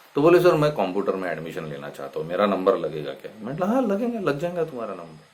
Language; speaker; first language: Hindi; non-native, local second language; Marathi